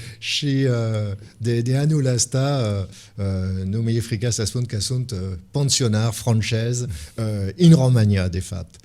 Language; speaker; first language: Romanian; non-native, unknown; French